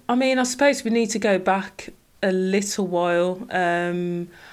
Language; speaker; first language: English; native; English